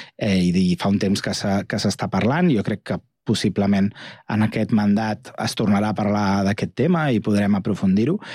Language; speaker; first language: Catalan; native; Catalan